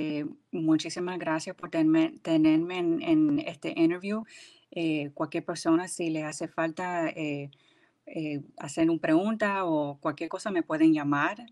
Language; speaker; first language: Spanish; early bilingual, heritage; English